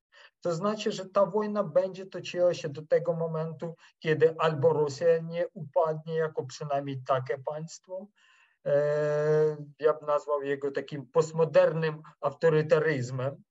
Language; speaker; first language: Polish; non-native, fluent; Ukrainian